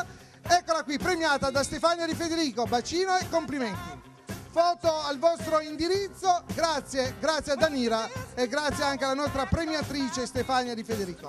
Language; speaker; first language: Italian; native; Italian